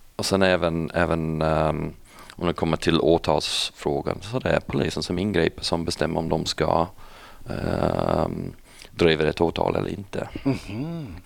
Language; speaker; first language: Swedish; non-native, fluent; English